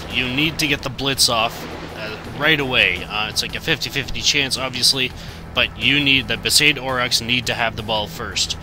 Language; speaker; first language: English; native; English